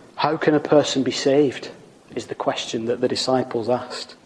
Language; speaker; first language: English; native; English